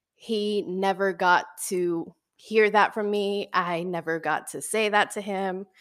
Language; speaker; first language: English; early bilingual, other home language; Spanish